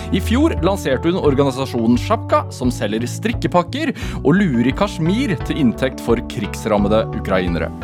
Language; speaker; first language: Norwegian; native; Norwegian